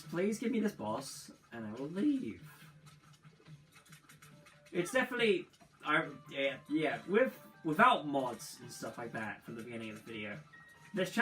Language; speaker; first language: English; native; English